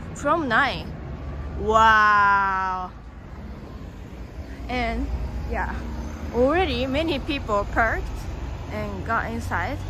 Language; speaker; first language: English; non-native, learner; Japanese